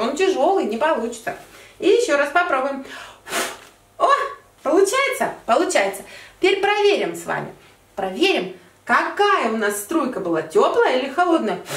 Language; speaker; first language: Russian; native; Russian